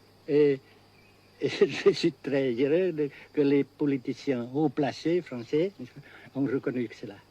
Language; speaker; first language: French; non-native, local second language; Vietnamese